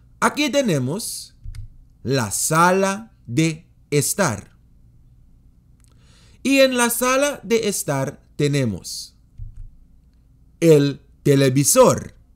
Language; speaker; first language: Spanish; non-native, fluent; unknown